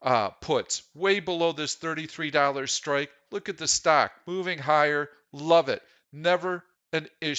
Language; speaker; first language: English; native; English